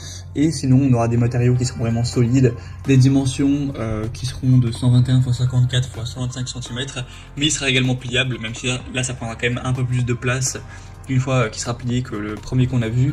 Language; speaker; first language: French; native; French